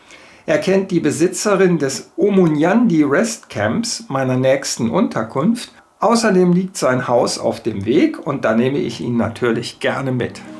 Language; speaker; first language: German; native; German